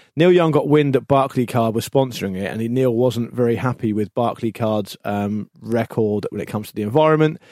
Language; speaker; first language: English; native; English